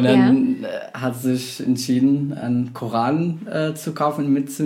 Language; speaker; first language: German; non-native, fluent; Arabic